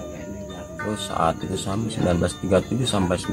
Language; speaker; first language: Indonesian; native; Indonesian